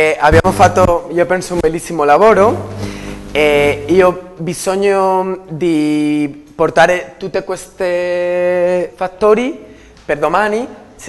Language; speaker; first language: Italian; non-native, learner; Spanish